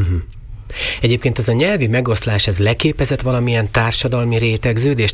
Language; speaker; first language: Hungarian; native; Hungarian